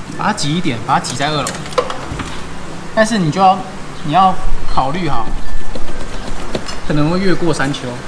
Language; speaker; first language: Chinese; native; Chinese